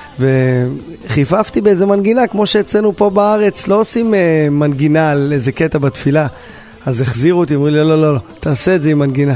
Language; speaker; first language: Hebrew; native; Hebrew